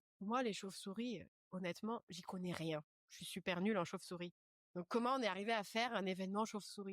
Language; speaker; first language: French; native; French